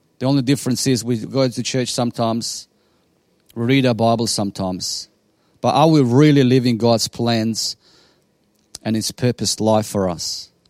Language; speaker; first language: English; non-native, fluent; Bosnian